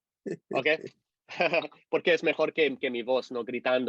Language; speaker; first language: Spanish; non-native, fluent; English